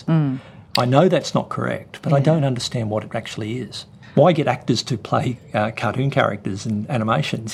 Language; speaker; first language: English; native; English